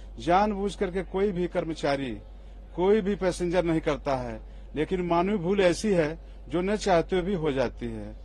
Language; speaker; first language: Hindi; native; Hindi